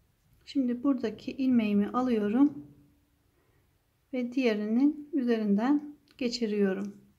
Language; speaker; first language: Turkish; native; Turkish